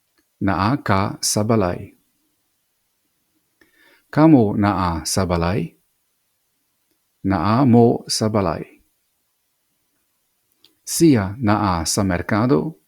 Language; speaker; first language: Cebuano; non-native, fluent; English